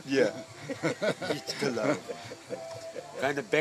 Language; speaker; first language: German; non-native, fluent; Dutch